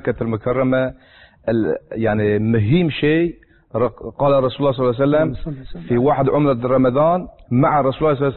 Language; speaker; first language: Arabic; non-native, learner; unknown